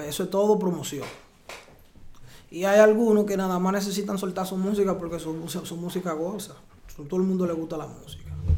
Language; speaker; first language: Spanish; early bilingual, heritage; Spanish